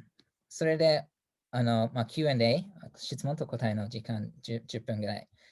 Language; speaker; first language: Japanese; non-native, fluent; English